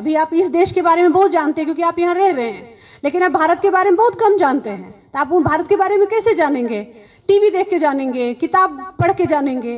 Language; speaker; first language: Hindi; native; Hindi